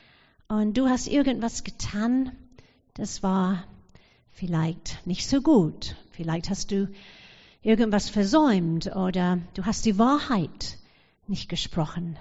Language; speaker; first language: German; non-native, fluent; English